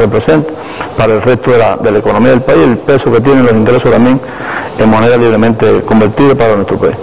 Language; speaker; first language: Spanish; native; Spanish